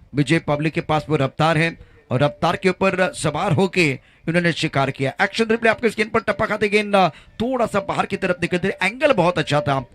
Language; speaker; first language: Hindi; non-native, local second language; Marathi